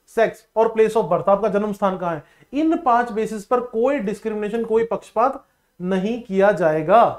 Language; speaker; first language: Hindi; non-native, local second language; Punjabi